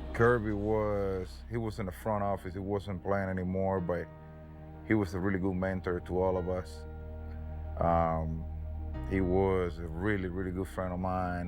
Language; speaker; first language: English; non-native, fluent; Spanish